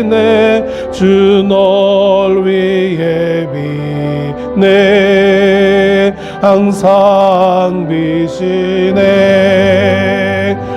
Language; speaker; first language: Korean; native; Korean